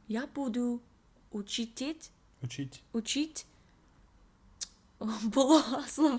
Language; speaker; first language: Russian; non-native, learner; English